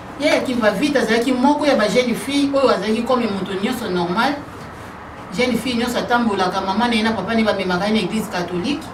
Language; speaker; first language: Lingala; non-native, local second language; Kongo